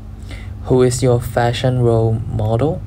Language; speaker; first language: English; non-native, learner; Thai